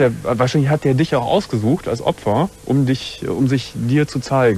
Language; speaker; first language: German; native; German